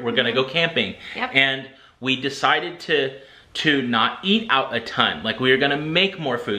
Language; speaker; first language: English; native; English